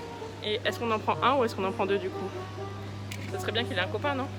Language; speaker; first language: French; native; French